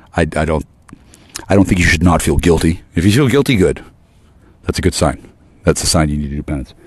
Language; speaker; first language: English; native; English